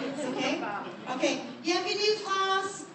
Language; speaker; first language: French; non-native, learner; English